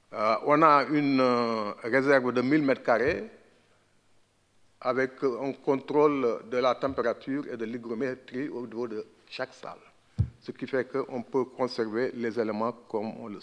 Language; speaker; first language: French; non-native, local second language; Wolof